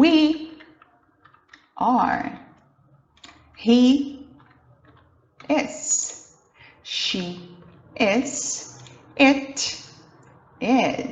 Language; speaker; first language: English; non-native, fluent; Portuguese